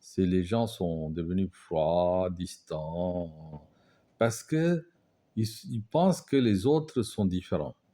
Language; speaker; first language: French; non-native, fluent; Tamil